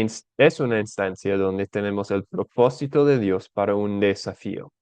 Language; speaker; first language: Spanish; non-native, fluent; English